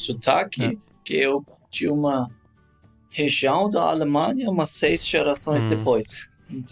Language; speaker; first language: Portuguese; non-native, learner; German